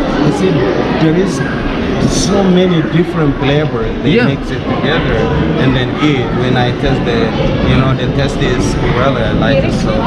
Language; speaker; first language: English; non-native, learner; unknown